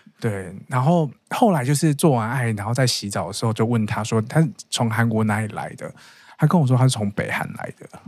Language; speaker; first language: Chinese; native; Chinese